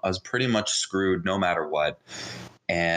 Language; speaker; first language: English; early bilingual, other home language; Hebrew